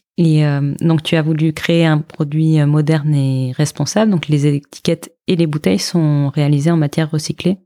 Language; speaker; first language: French; native; French